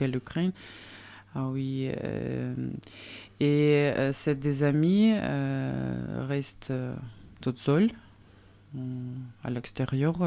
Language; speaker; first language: French; non-native, learner; Russian